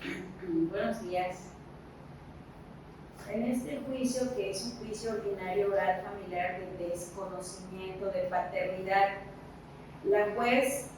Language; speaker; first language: Spanish; native; Spanish